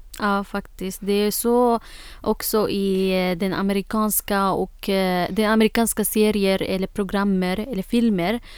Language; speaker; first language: Swedish; non-native, fluent; Arabic